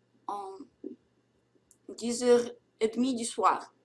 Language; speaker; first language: French; non-native, learner; Russian